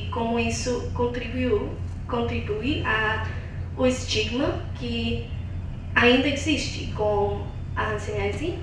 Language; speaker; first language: Portuguese; non-native, fluent; English